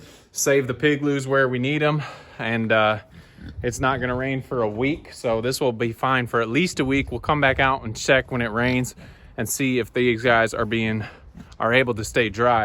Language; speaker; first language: English; native; English